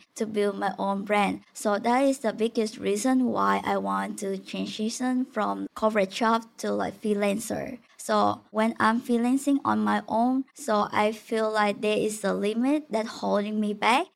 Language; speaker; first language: English; non-native, fluent; Vietnamese